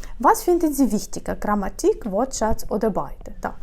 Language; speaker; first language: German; non-native, fluent; Ukrainian